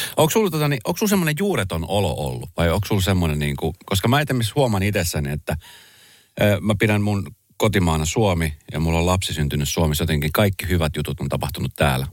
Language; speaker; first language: Finnish; early bilingual, other home language; Spanish